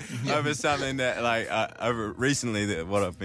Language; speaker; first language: English; native; English